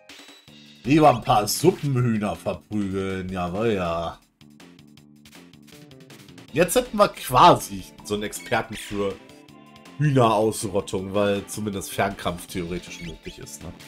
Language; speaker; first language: German; native; German